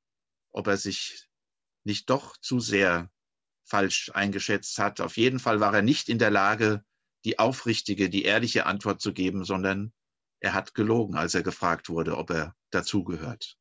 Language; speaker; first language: German; native; German